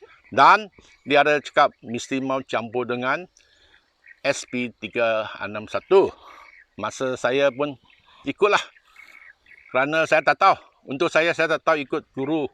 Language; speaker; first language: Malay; non-native, local second language; Chinese